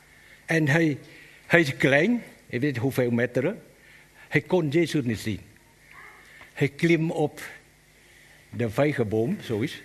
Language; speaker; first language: Dutch; non-native, learner; Vietnamese